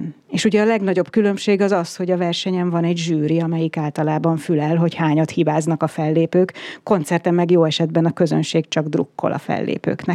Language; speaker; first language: Hungarian; native; Hungarian